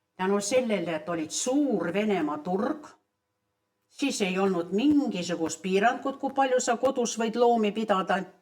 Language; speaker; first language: Estonian; early bilingual, heritage; Estonian